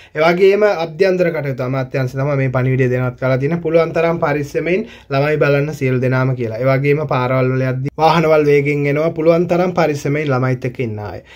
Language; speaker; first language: Sinhala; native; Sinhala